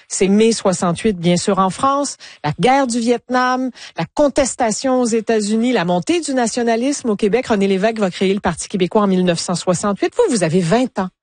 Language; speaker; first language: French; native; French